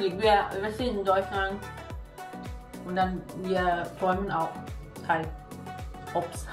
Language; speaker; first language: German; non-native, learner; Thai